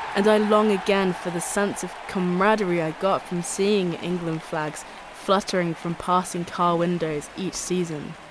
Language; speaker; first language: English; native; English